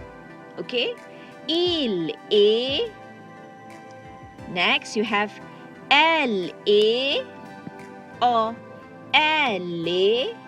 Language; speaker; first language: French; non-native, learner; Malay